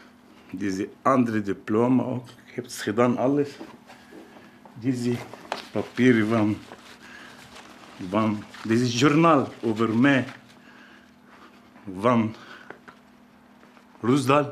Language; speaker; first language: Dutch; non-native, learner; Arabic